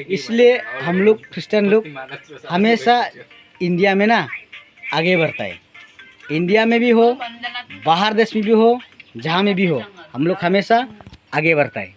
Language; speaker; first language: Hindi; non-native, local second language; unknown